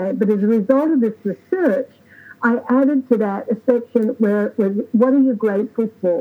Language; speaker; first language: English; native; English